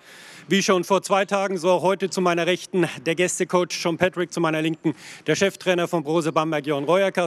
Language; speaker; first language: German; native; German